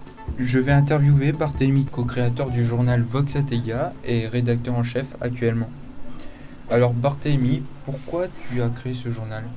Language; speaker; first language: French; native; French